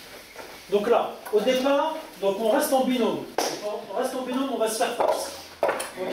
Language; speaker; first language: French; native; French